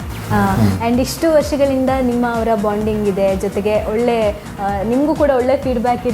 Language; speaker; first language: Kannada; native; Kannada